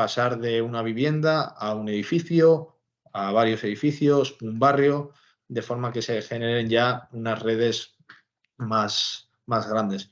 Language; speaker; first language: Spanish; native; Spanish